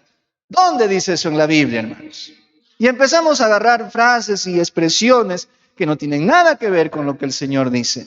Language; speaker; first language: Spanish; native; Spanish